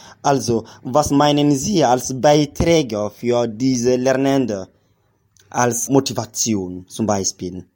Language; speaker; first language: German; non-native, fluent; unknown